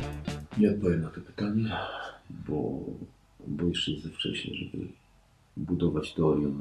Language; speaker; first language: Polish; native; Polish